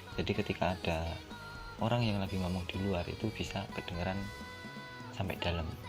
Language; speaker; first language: Indonesian; non-native, local second language; Javanese